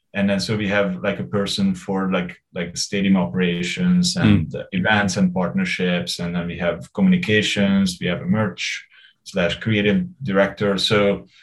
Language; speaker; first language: English; non-native, fluent; Hungarian